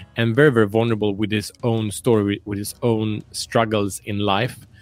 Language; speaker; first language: English; non-native, fluent; French